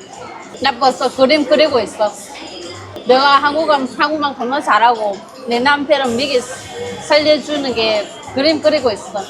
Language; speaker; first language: Korean; non-native, learner; Vietnamese